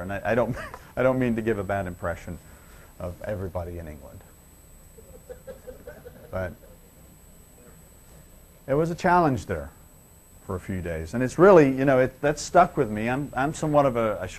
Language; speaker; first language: English; native; English